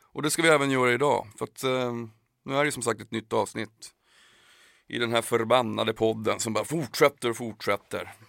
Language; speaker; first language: Swedish; native; Swedish